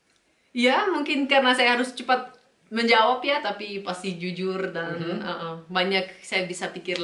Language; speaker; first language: Indonesian; non-native, fluent; Dutch